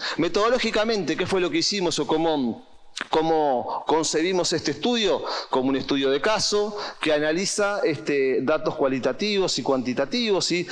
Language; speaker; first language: Spanish; native; Spanish